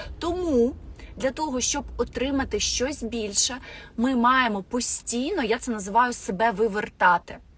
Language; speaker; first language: Ukrainian; non-native, local second language; Russian